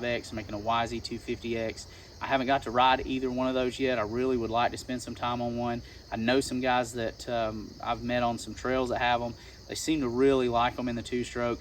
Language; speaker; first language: English; native; English